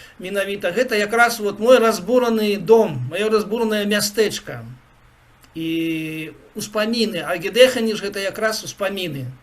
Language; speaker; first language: Belarusian; non-native, local second language; Russian